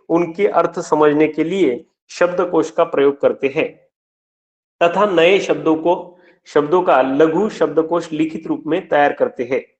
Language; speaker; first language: Hindi; non-native, local second language; Marathi